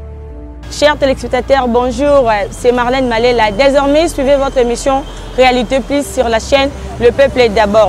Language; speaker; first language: French; non-native, local second language; Lingala